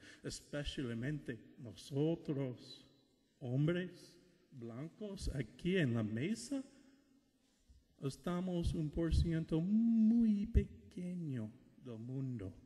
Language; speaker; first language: Spanish; non-native, fluent; English